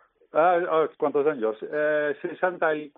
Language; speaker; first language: Spanish; non-native, learner; Dutch